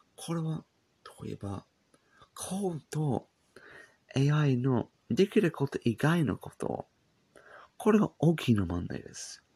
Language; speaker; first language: Japanese; non-native, learner; English